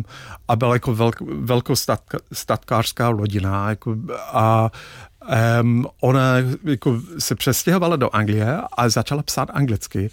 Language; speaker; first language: Czech; non-native, fluent; English